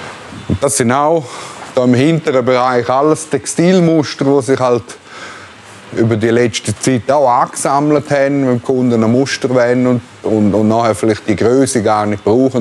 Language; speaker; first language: German; native; German